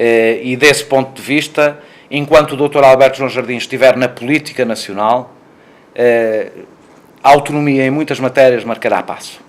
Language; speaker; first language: Portuguese; native; Portuguese